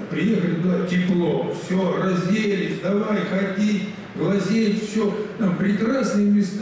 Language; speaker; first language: Russian; native; Russian